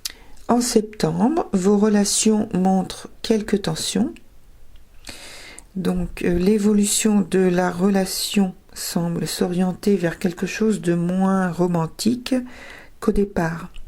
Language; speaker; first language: French; native; French